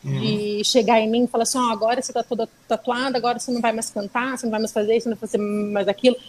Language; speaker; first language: Portuguese; native; Portuguese